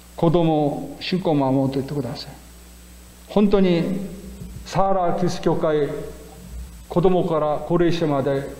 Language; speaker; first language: Japanese; non-native, fluent; Korean